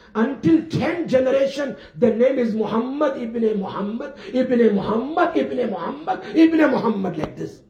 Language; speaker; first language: English; non-native, local second language; Urdu